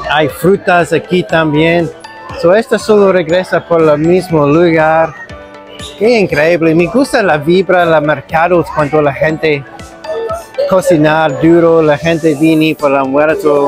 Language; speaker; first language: Spanish; non-native, learner; English